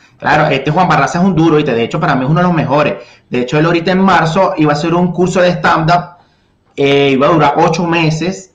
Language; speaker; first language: Spanish; native; Spanish